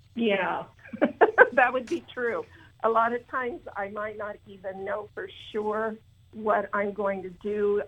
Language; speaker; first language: English; native; English